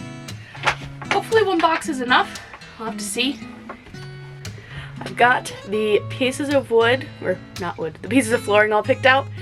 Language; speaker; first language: English; native; English